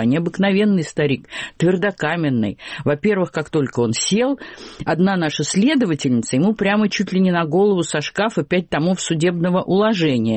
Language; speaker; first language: Russian; native; Russian